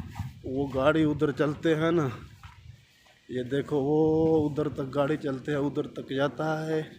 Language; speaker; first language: Hindi; non-native, local second language; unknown